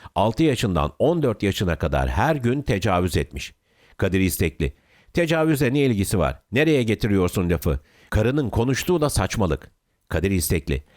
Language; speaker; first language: Turkish; native; Turkish